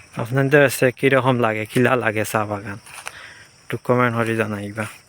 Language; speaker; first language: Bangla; native; Bangla